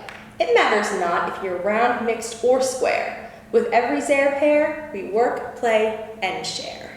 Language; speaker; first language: English; native; English